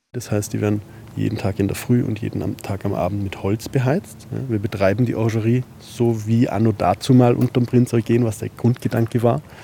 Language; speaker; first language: German; native; German